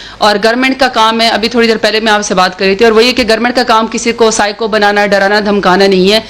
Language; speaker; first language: Urdu; non-native, local second language; Pashto